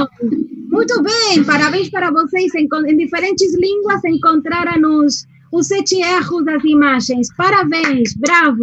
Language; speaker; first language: Portuguese; non-native, fluent; Spanish